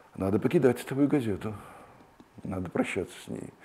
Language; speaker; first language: Russian; native; Russian